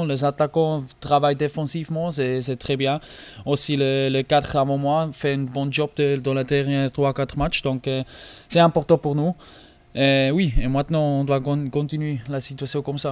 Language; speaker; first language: French; non-native, learner; German